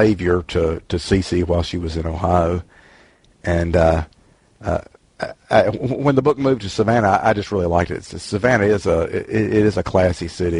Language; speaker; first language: English; native; English